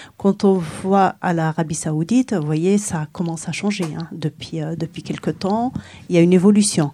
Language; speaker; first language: French; non-native, local second language; Arabic